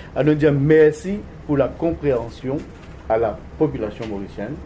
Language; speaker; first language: French; non-native, local second language; Morisyen